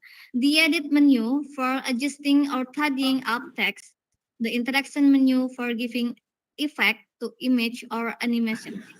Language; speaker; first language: English; non-native, learner; Indonesian